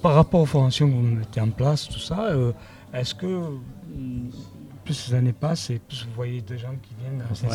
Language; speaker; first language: French; native; French